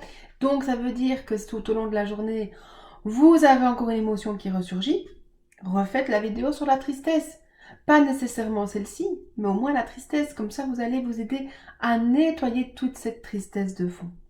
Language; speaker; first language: French; native; French